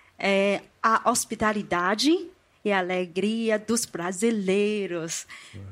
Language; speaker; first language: Portuguese; non-native, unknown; Chinese